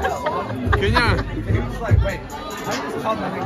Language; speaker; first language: Korean; non-native, learner; French